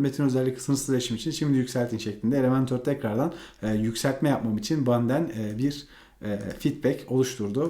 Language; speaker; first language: Turkish; native; Turkish